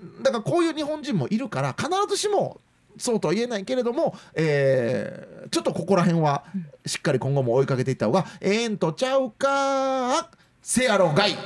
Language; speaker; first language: Japanese; native; Japanese